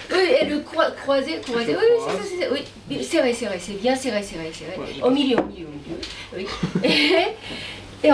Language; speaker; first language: French; non-native, learner; Japanese